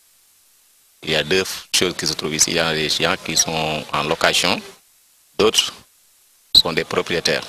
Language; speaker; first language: French; non-native, local second language; Wolof